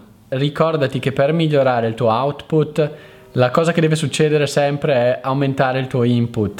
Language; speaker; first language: Italian; native; Italian